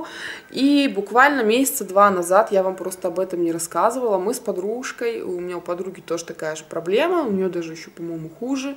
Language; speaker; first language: Russian; native; Russian